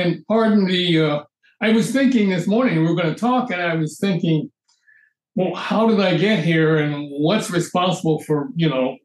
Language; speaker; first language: English; native; English